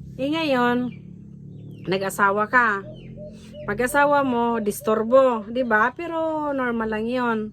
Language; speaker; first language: Filipino; non-native, local second language; Cebuano